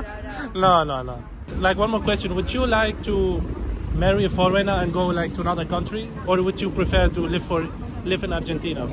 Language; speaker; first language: English; non-native, learner; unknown